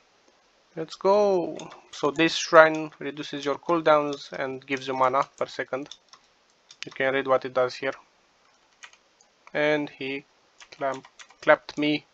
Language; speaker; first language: English; non-native, fluent; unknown